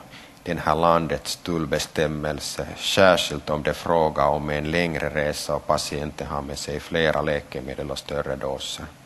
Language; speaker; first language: Swedish; non-native, local second language; Finnish